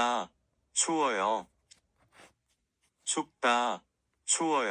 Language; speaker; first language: Korean; non-native, learner; Filipino